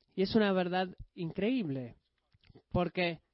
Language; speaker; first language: Spanish; non-native, fluent; Greek